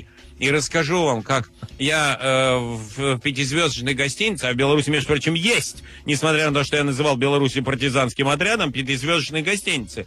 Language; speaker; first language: Russian; native; Russian